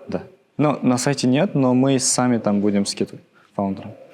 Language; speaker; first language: Russian; non-native, local second language; Uzbek